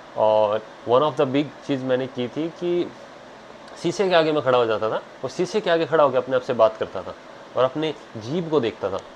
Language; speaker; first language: Hindi; native; Hindi